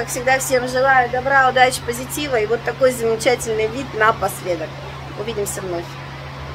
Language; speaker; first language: Russian; native; Russian